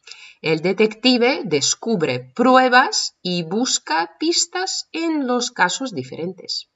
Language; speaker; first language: Spanish; non-native, fluent; Russian